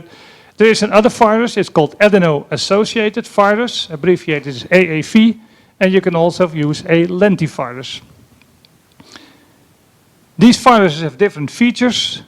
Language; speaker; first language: English; non-native, fluent; Dutch